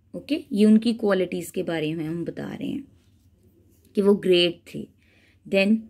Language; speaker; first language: Hindi; native; Hindi